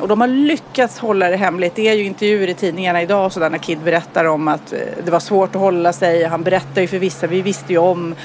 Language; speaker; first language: Swedish; native; Swedish